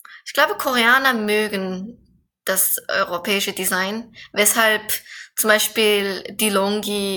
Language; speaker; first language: German; non-native, fluent; Korean